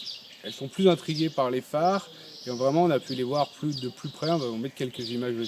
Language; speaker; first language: French; native; French